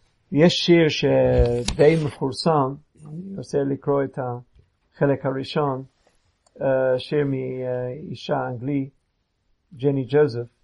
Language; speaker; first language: Hebrew; non-native, fluent; English